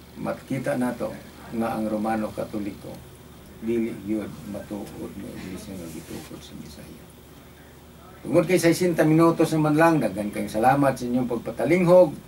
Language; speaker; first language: Cebuano; native; Cebuano